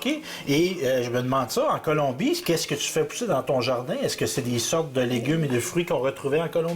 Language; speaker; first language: French; native; French